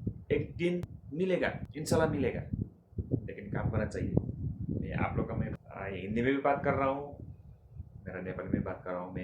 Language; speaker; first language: Hindi; non-native, learner; Nepali